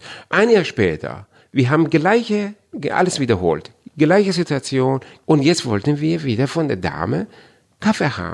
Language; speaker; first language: German; non-native, fluent; Persian